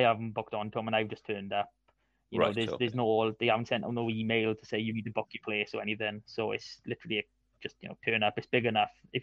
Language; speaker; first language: English; native; English